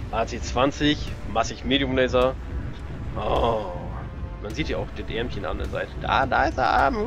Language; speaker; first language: German; native; German